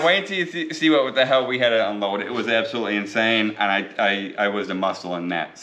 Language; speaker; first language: English; native; English